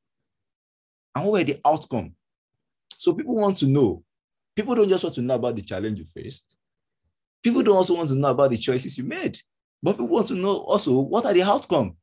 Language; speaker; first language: English; non-native, local second language; Yoruba